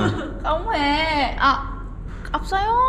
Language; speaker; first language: Korean; non-native, learner; Vietnamese